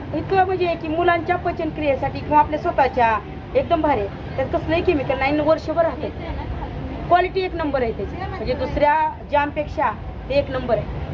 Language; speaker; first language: Marathi; native; Marathi